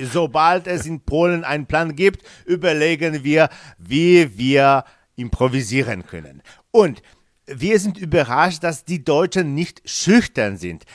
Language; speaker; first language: German; non-native, fluent; Polish